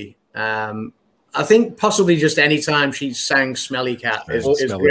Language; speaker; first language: English; native; English